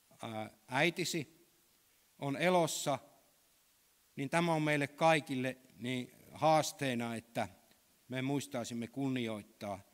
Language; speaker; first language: Finnish; native; Finnish